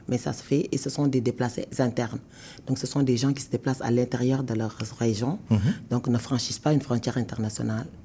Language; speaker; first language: French; non-native, local second language; Wolof